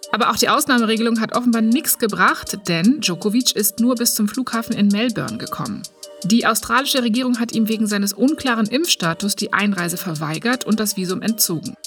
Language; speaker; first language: German; native; German